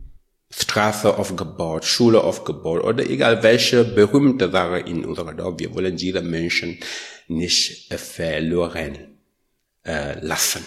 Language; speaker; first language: German; non-native, learner; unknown